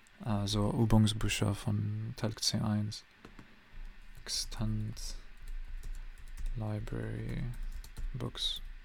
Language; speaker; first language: German; non-native, learner; English